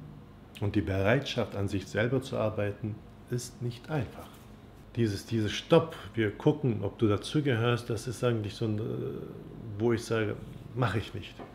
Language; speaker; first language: German; non-native, fluent; Turkish